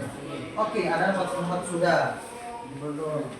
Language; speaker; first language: Indonesian; native; Indonesian